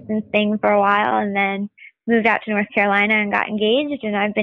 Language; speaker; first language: English; native; English